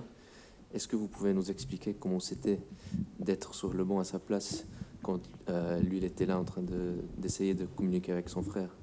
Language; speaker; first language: French; non-native, fluent; English